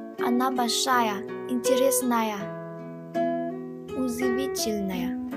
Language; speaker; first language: Russian; non-native, learner; Vietnamese